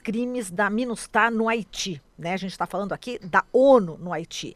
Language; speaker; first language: Portuguese; native; Portuguese